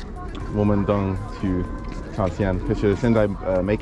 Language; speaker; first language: Chinese; non-native, learner; English